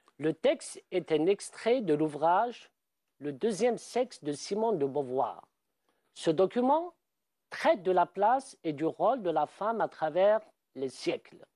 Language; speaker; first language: French; non-native, local second language; Arabic